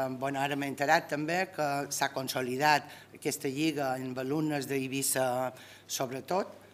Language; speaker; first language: Catalan; native; Catalan